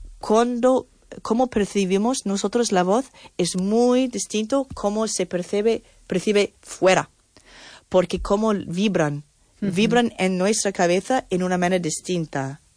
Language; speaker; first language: Spanish; non-native, fluent; English